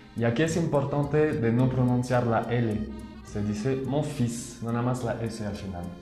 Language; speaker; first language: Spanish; non-native, fluent; French